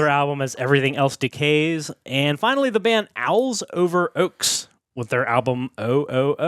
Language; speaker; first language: English; native; English